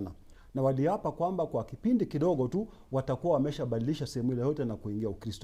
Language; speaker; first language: Swahili; native; Swahili